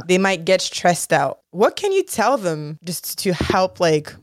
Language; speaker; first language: English; native; English